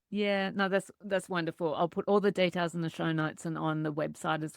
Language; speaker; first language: English; native; English